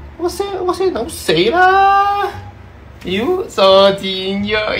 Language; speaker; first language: Portuguese; non-native, learner; Chinese